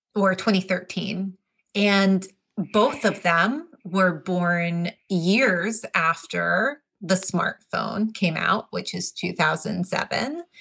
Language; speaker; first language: English; native; English